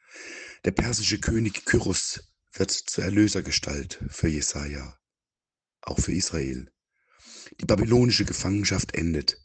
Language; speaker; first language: German; native; German